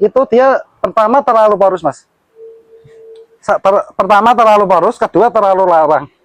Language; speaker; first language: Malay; non-native, local second language; Javanese